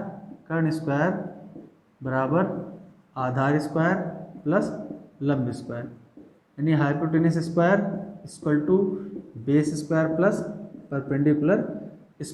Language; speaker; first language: Hindi; native; Hindi